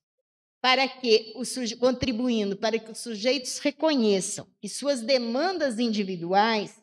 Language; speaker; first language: Portuguese; native; Portuguese